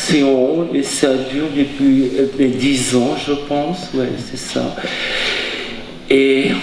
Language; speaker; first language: French; non-native, fluent; Czech